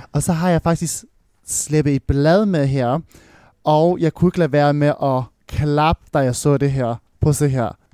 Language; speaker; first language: Danish; early bilingual, other home language; Vietnamese